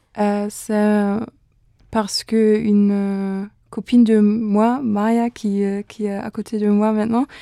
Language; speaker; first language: French; non-native, fluent; German